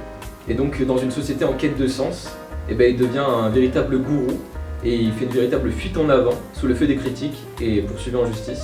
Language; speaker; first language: French; native; French